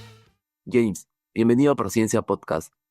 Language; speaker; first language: Spanish; native; Spanish